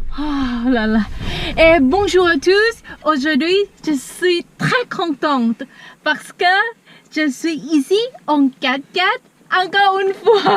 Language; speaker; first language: French; non-native, learner; Thai